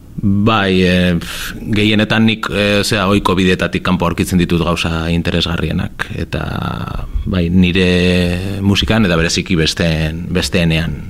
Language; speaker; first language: Basque; non-native, local second language; Spanish